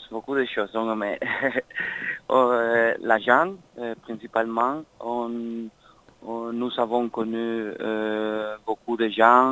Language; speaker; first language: French; non-native, learner; Spanish